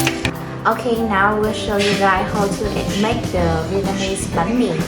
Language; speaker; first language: English; non-native, fluent; Vietnamese